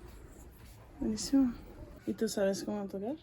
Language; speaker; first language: Spanish; non-native, learner; English